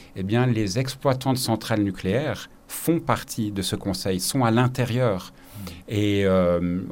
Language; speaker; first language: French; native; French